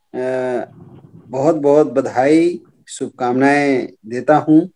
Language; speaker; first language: Hindi; native; Hindi